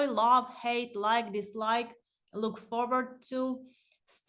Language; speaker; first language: English; non-native, fluent; Ukrainian